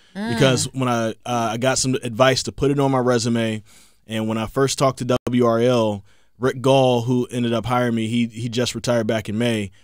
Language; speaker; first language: English; native; English